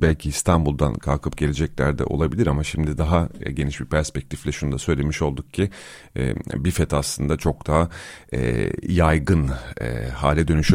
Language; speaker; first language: Turkish; native; Turkish